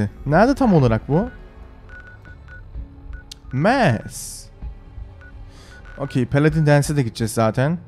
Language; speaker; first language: Turkish; early bilingual, heritage; Turkish